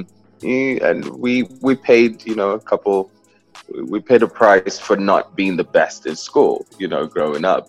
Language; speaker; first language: English; non-native, local second language; Igbo